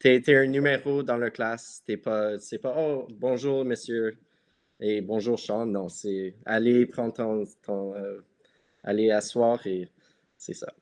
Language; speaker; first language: French; non-native, local second language; English